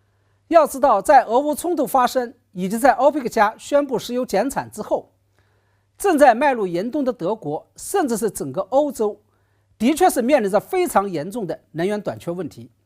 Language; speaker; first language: Chinese; native; Chinese